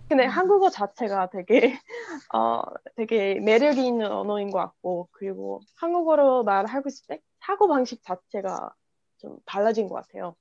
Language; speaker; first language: Korean; non-native, fluent; English